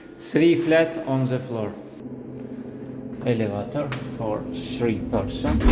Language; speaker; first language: English; non-native, learner; Russian